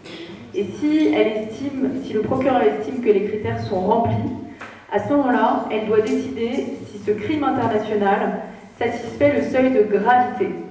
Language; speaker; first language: French; native; French